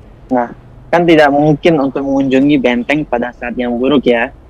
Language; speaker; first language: Indonesian; non-native, fluent; Malay